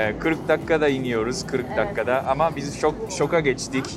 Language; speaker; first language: Turkish; non-native, fluent; Japanese